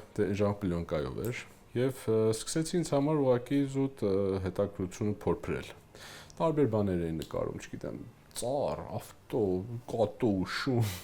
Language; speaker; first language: Armenian; early bilingual, heritage; Armenian